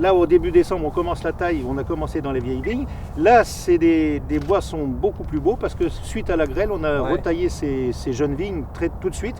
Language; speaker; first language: French; native; French